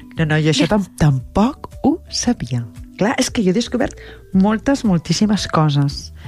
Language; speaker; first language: Catalan; native; Catalan